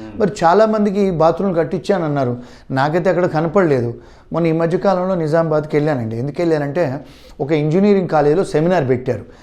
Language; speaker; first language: Telugu; native; Telugu